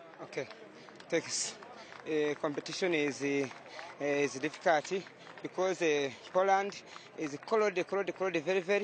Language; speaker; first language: English; non-native, learner; Kinyarwanda